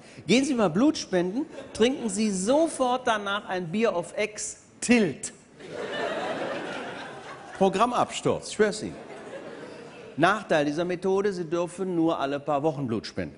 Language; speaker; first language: German; native; German